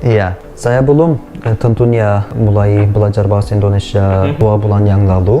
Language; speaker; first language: Indonesian; non-native, learner; Turkish